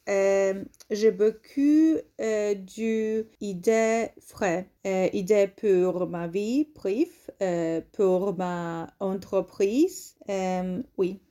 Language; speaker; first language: French; non-native, learner; Polish